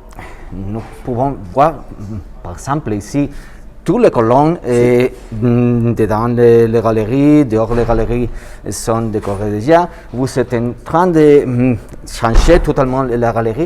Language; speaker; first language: French; non-native, learner; Spanish